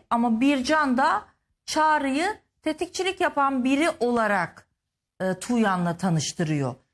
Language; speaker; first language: Turkish; native; Turkish